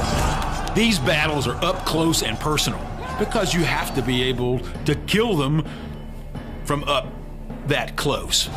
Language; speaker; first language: English; native; English